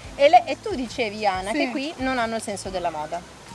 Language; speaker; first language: Italian; native; Italian